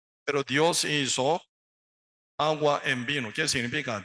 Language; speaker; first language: Spanish; non-native, learner; Korean